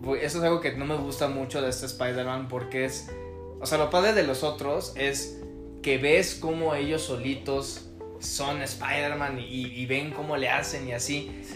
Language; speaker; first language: Spanish; native; Spanish